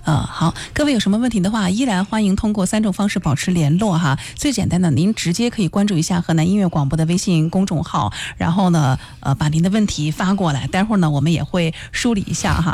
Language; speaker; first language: Chinese; native; Chinese